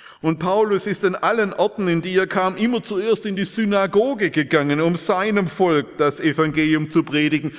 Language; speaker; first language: German; native; German